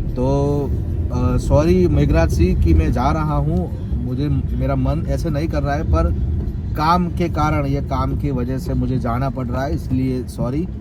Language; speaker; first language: Hindi; non-native, local second language; Gujarati